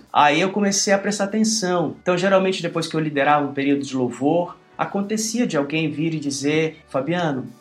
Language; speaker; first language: Portuguese; native; Portuguese